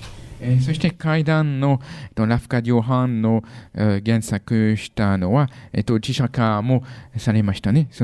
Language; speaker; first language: Japanese; non-native, fluent; French